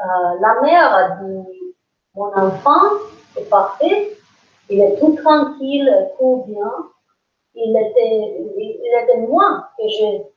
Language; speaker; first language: French; non-native, learner; English